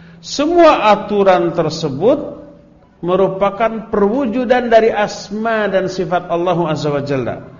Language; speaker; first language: Indonesian; non-native, local second language; Sundanese